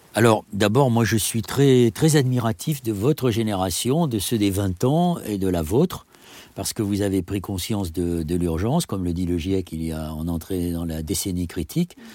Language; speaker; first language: French; native; French